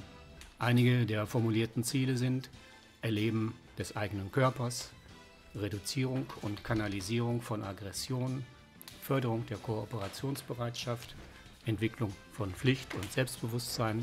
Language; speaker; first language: German; native; German